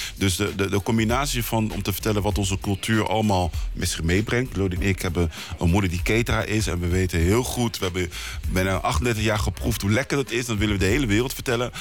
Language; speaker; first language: Dutch; early bilingual, other home language; Lingala